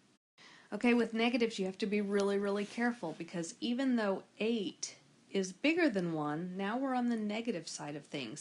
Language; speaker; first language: English; native; English